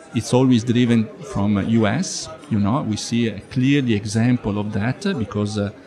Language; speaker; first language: English; non-native, fluent; Italian